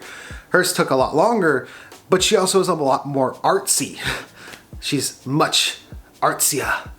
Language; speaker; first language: English; native; English